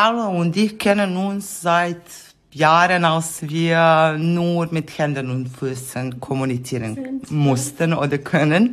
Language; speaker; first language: German; non-native, fluent; Serbian